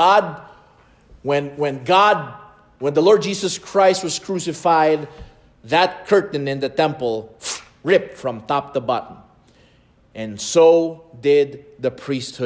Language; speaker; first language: English; non-native, local second language; Filipino